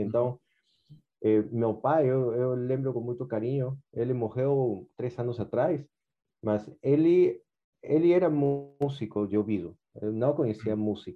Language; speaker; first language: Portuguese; non-native, fluent; Spanish